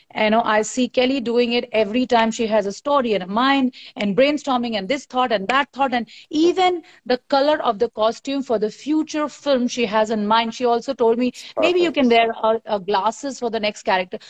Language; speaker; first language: English; non-native, local second language; Hindi